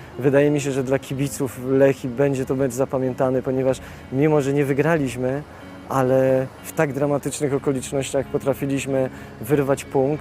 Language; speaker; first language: Polish; native; Polish